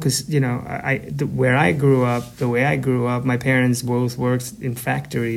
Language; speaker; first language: English; non-native, fluent; Albanian